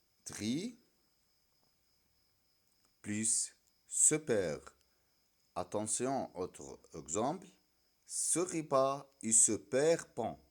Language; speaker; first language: French; non-native, fluent; Arabic